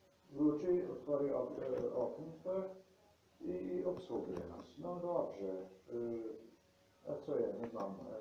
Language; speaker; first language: Polish; non-native, learner; Slovenian